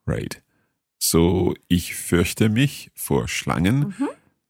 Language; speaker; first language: German; non-native, learner; English